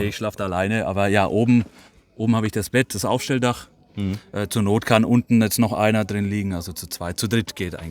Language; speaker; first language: German; native; German